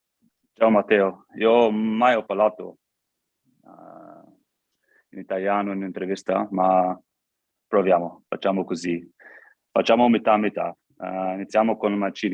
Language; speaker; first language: Italian; non-native, learner; German